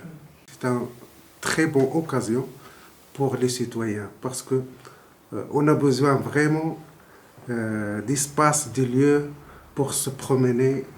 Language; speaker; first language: French; non-native, learner; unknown